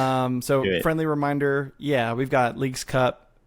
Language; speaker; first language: English; native; English